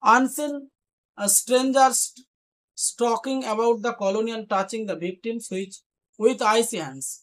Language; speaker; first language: English; non-native, local second language; Bangla